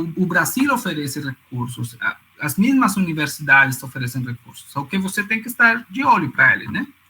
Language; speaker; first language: Portuguese; non-native, fluent; Spanish